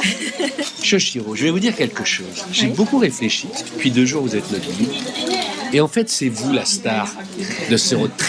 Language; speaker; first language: French; native; French